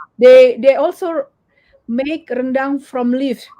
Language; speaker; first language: English; non-native, learner; Indonesian